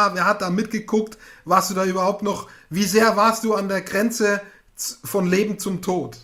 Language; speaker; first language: German; native; German